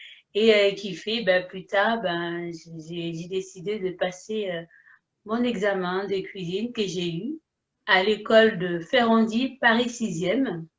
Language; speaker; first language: French; early bilingual, other home language; Haitian Creole